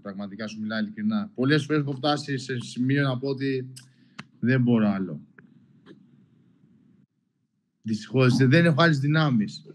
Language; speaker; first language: Greek; non-native, local second language; Albanian